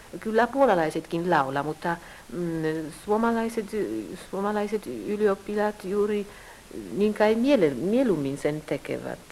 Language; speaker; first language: Finnish; early bilingual, heritage; Polish